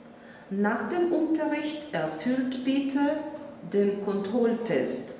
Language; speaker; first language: German; non-native, fluent; Russian